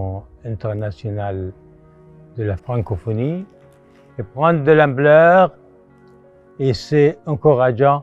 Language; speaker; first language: French; non-native, fluent; Arabic